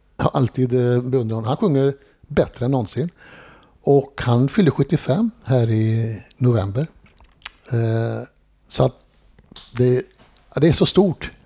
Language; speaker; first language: Swedish; native; Swedish